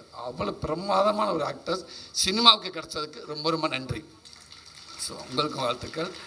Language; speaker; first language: Tamil; native; Tamil